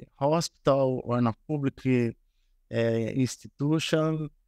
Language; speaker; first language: English; non-native, learner; Portuguese